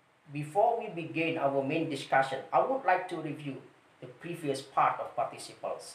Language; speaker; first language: English; non-native, fluent; Indonesian